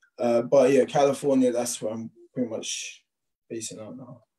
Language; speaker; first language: English; native; English